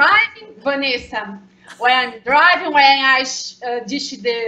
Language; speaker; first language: English; non-native, learner; Portuguese